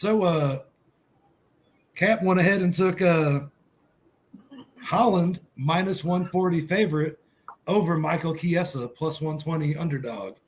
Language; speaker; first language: English; native; English